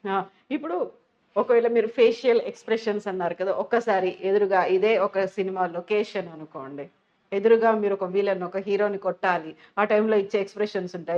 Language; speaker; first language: Telugu; native; Telugu